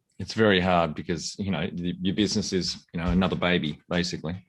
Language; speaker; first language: English; native; English